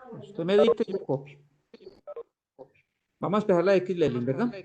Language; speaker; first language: Spanish; native; Spanish